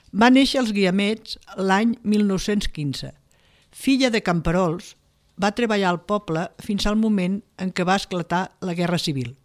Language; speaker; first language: Catalan; native; Catalan